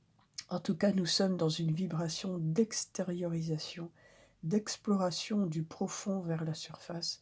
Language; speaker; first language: French; native; French